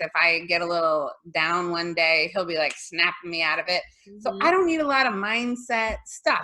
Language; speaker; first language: English; native; English